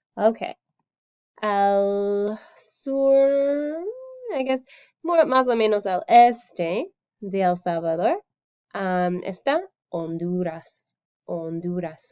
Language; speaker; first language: Spanish; non-native, fluent; English